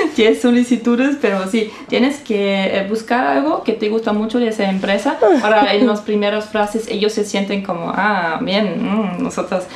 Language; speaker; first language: Spanish; non-native, fluent; German